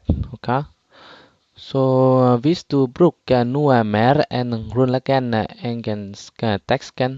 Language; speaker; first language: Norwegian; non-native, fluent; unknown